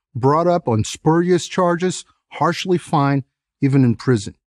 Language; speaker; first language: English; non-native, fluent; Portuguese